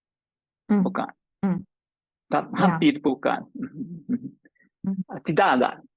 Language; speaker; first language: Indonesian; non-native, learner; English